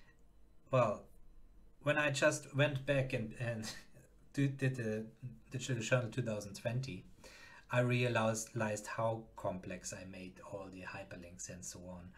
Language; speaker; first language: English; non-native, fluent; German